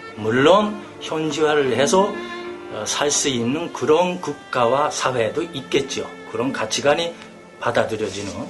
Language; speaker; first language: Korean; early bilingual, heritage; Korean